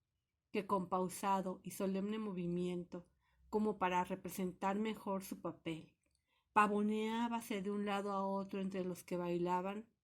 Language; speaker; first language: Spanish; native; Spanish